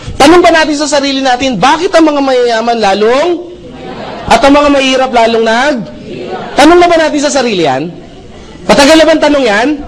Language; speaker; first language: Filipino; non-native, local second language; Cebuano